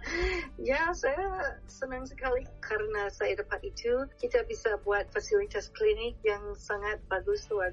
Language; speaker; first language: Indonesian; non-native, fluent; English